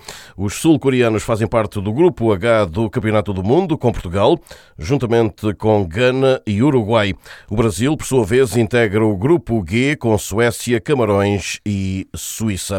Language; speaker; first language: Portuguese; native; Portuguese